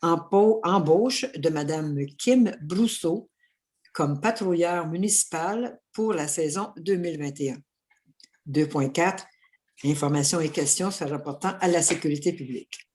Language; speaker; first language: French; native; French